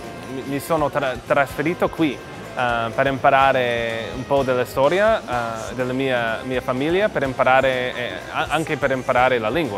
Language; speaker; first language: Italian; non-native, learner; English